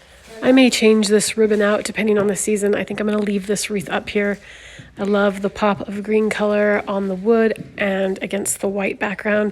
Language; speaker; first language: English; native; English